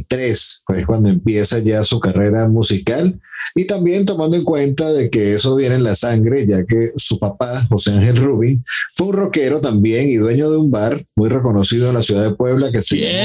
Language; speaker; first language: Spanish; native; Spanish